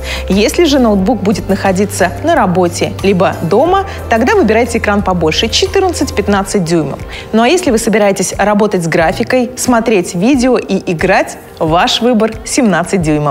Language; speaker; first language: Russian; native; Russian